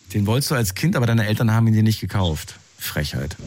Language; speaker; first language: German; native; German